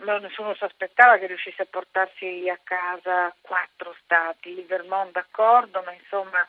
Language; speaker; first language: Italian; native; Italian